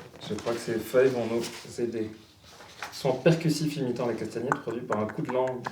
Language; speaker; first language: French; native; French